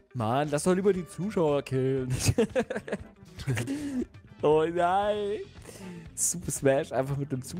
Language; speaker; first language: German; native; German